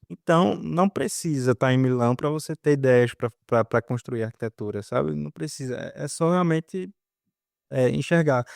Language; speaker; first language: Portuguese; native; Portuguese